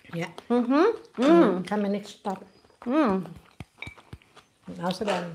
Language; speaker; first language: German; non-native, learner; Thai